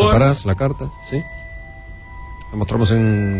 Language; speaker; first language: Spanish; native; Spanish